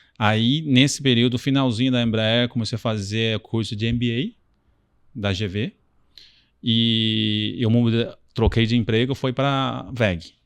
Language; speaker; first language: Portuguese; non-native, fluent; Chinese